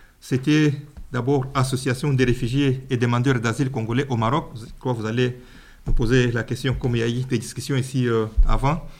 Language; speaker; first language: French; non-native, local second language; Luba-Lulua